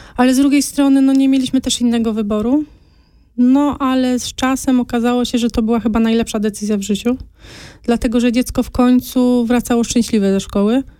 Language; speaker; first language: Polish; native; Polish